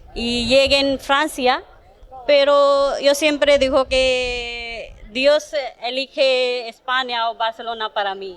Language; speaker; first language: Spanish; non-native, learner; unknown